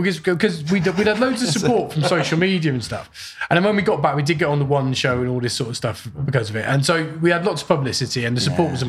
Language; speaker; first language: English; native; English